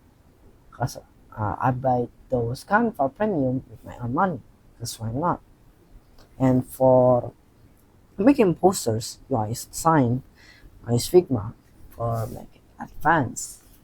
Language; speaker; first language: English; non-native, learner; Indonesian